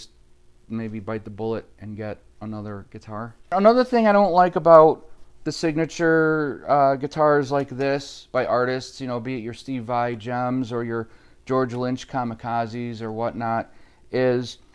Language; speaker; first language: English; native; English